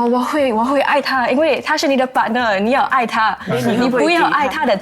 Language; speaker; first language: Chinese; non-native, local second language; English